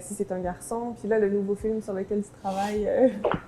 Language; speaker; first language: French; native; French